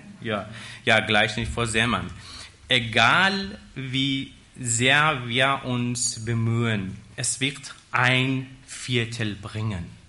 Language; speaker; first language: German; non-native, learner; Persian